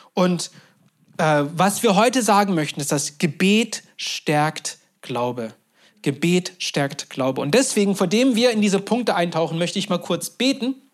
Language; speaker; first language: German; non-native, fluent; Turkish